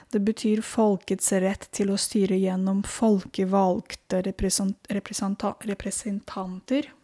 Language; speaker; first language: Norwegian; non-native, fluent; Romanian